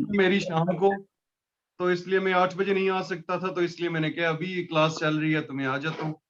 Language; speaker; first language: Urdu; non-native, local second language; Punjabi